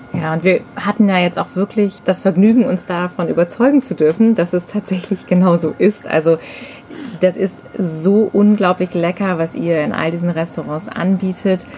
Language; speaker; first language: German; native; German